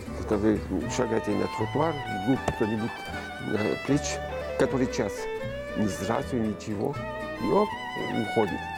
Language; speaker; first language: Russian; early bilingual, heritage; Russian